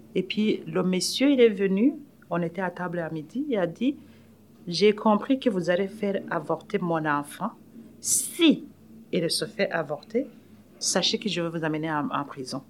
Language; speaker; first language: French; non-native, local second language; Rundi